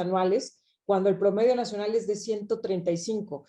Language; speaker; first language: Spanish; native; Spanish